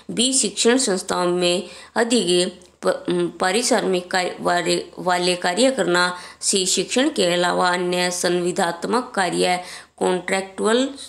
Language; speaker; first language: Hindi; native; Hindi